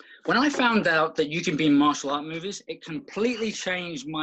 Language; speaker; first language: English; native; English